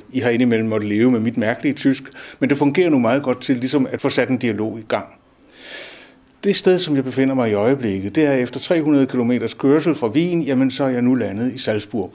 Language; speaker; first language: Danish; native; Danish